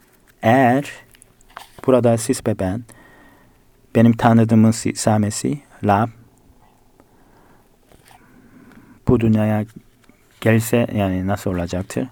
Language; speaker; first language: Turkish; non-native, fluent; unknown